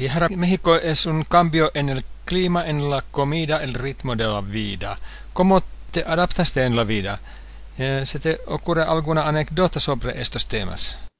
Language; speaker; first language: Spanish; non-native, fluent; Finnish